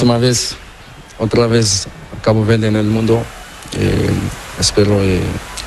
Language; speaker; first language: Spanish; non-native, learner; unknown